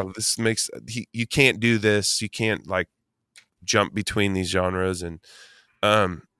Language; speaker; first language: English; native; English